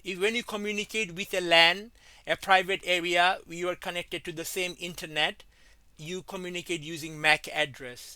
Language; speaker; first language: English; non-native, fluent; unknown